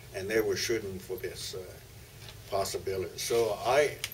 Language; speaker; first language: English; early bilingual, other home language; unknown